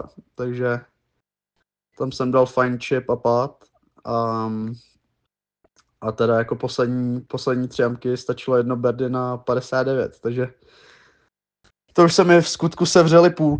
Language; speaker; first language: Czech; native; Czech